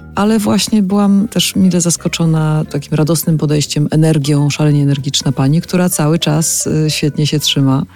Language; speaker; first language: Polish; native; Polish